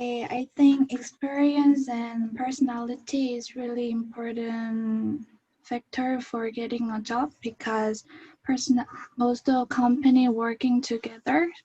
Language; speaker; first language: English; non-native, learner; Korean